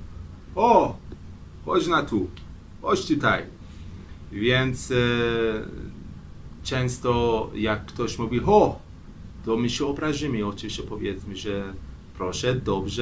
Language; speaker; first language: Polish; non-native, fluent; Persian